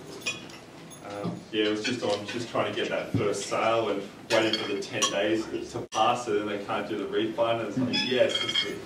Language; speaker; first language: English; native; English